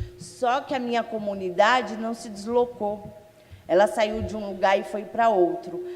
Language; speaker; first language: Portuguese; native; Portuguese